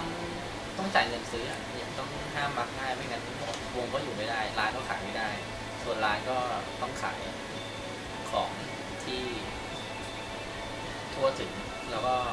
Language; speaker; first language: Thai; native; Thai